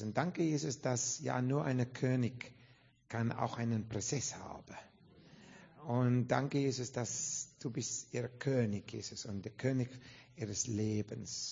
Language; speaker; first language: German; non-native, fluent; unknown